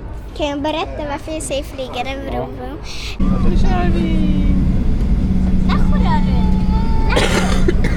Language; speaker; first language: Swedish; early bilingual, other home language; Persian